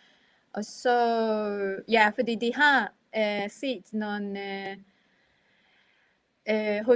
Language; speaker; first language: Danish; non-native, fluent; Japanese